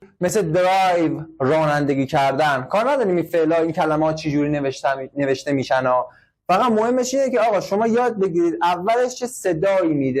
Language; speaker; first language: Persian; native; Persian